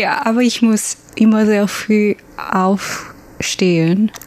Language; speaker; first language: German; non-native, learner; Chinese